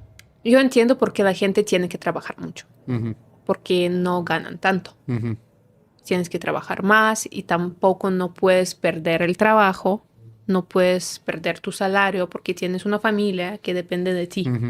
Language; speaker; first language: Spanish; non-native, fluent; Ukrainian